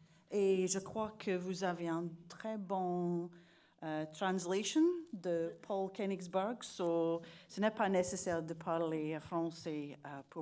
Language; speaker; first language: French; non-native, learner; English